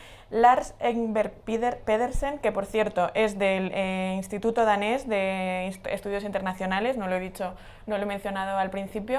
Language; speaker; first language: Spanish; native; Spanish